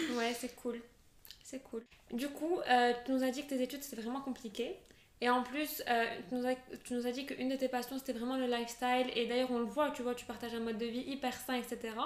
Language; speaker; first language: French; non-native, local second language; Arabic